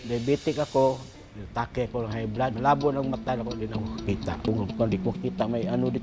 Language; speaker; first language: Filipino; non-native, local second language; Cebuano